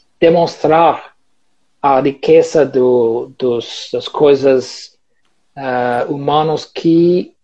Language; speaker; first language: Portuguese; non-native, learner; English